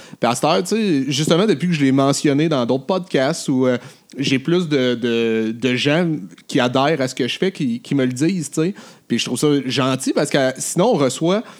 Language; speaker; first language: French; native; French